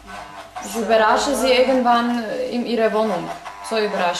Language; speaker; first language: German; non-native, fluent; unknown